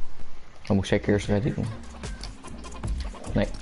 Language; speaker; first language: Dutch; native; Dutch